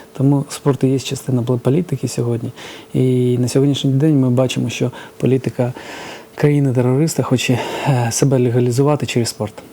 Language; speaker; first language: Ukrainian; early bilingual, other home language; Georgian